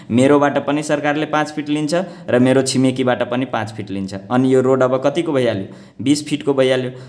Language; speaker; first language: Nepali; native; Nepali